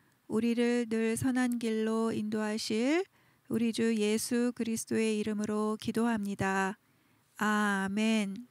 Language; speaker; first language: Korean; native; Korean